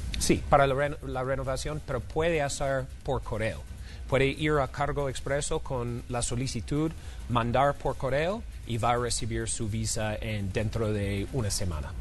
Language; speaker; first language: Spanish; non-native, fluent; English